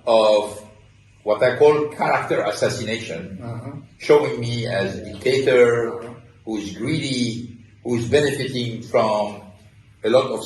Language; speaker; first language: English; non-native, fluent; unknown